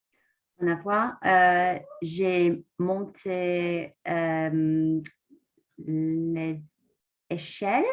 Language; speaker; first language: French; non-native, learner; English